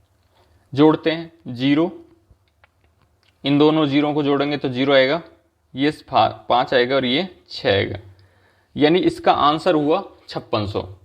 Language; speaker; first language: Hindi; native; Hindi